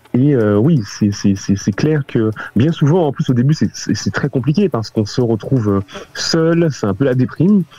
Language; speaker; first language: French; native; French